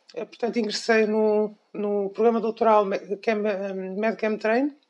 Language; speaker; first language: Portuguese; native; Portuguese